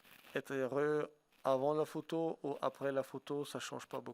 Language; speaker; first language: French; non-native, fluent; Swedish